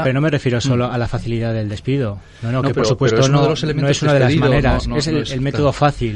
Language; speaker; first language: Spanish; native; Spanish